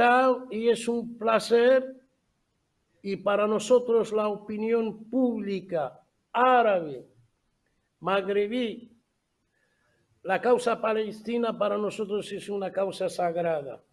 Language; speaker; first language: Spanish; non-native, fluent; Arabic